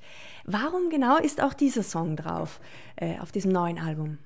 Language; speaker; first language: German; native; German